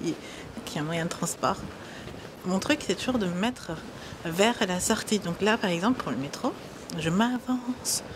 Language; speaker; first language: French; native; French